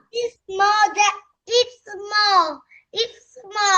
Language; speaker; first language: English; non-native, learner; Vietnamese